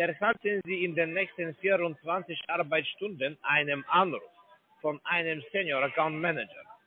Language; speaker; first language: German; non-native, learner; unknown